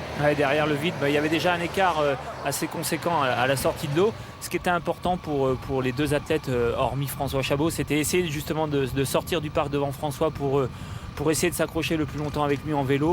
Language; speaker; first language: French; native; French